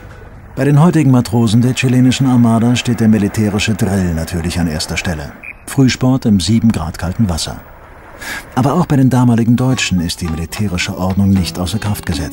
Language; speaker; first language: German; native; German